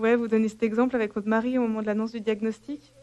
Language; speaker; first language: French; native; French